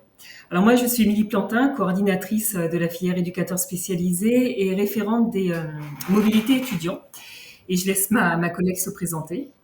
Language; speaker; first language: French; native; French